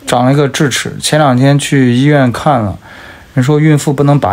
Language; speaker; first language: Chinese; native; Chinese